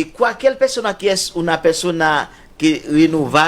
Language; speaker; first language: Spanish; non-native, fluent; Haitian Creole